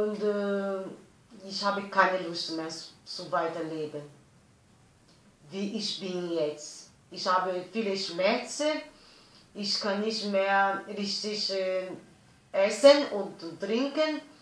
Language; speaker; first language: German; non-native, learner; Portuguese